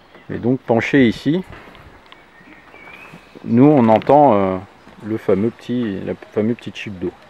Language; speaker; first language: French; native; French